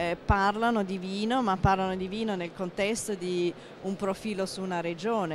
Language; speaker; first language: Italian; non-native, fluent; English